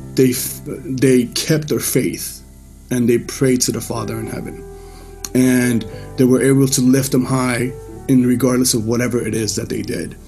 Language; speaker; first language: English; early bilingual, other home language; Persian